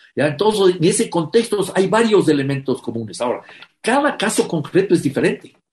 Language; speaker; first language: Spanish; native; Spanish